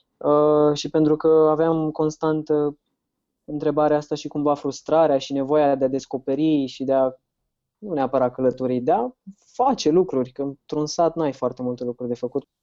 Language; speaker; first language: Romanian; native; Romanian